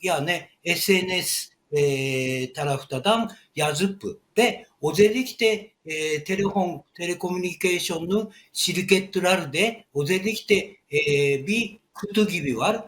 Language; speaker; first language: Turkish; non-native, learner; Japanese